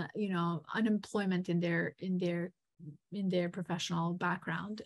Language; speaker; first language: English; non-native, fluent; Serbian